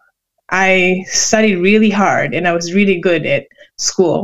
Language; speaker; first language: English; non-native, local second language; Malay